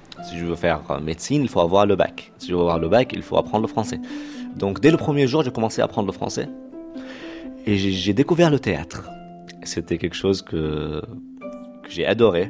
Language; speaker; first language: French; non-native, fluent; Arabic